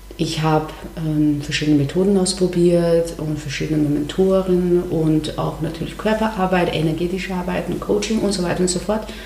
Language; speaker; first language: German; non-native, fluent; Chinese